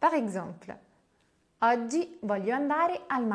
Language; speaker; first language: Italian; non-native, fluent; French